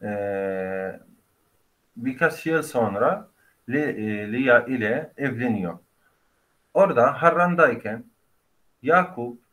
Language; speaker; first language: Turkish; non-native, fluent; Arabic